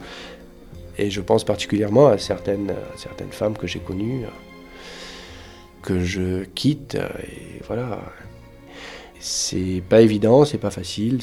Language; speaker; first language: French; non-native, local second language; Arabic